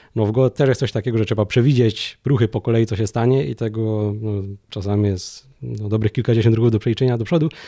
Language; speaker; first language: Polish; native; Polish